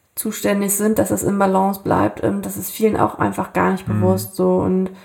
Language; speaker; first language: German; native; German